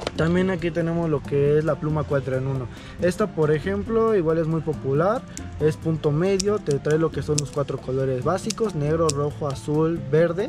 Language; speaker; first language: Spanish; native; Spanish